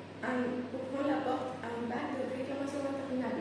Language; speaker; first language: French; non-native, fluent; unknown